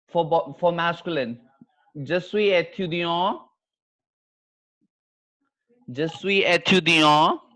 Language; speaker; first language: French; non-native, fluent; Hindi